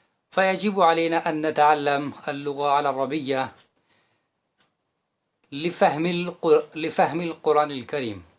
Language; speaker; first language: Arabic; non-native, fluent; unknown